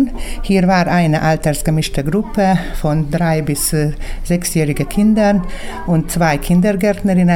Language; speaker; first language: German; early bilingual, heritage; German